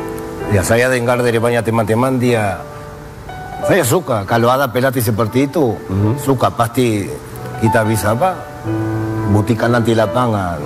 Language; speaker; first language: Indonesian; non-native, fluent; Spanish